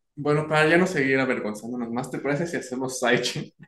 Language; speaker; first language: Spanish; native; Spanish